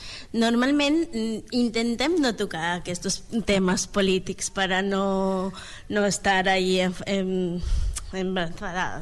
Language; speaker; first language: Catalan; non-native, learner; Spanish